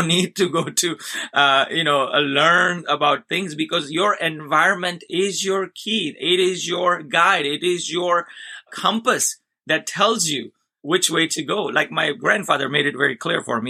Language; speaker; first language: English; non-native, local second language; Gujarati